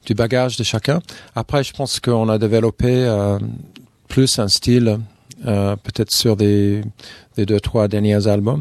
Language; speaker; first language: French; non-native, fluent; English